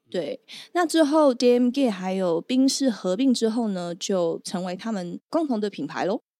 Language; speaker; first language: Chinese; native; Chinese